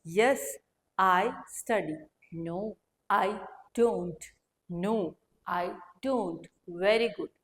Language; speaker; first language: English; non-native, local second language; Hindi